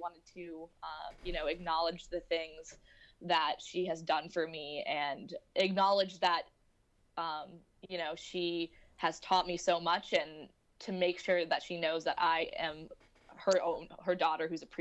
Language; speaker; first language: English; native; English